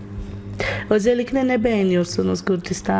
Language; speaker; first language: Turkish; non-native, learner; Georgian